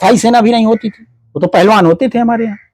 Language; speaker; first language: Hindi; native; Hindi